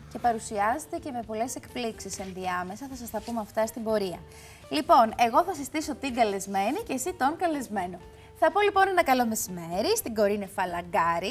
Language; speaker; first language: Greek; native; Greek